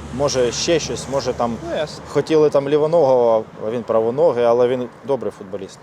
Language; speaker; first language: Ukrainian; non-native, local second language; Russian